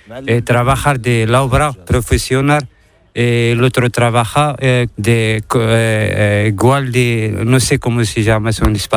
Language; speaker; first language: Spanish; non-native, learner; Arabic